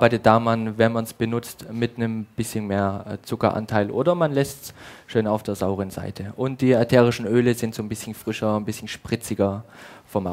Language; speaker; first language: German; native; German